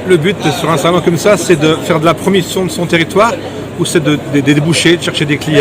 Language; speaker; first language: French; native; French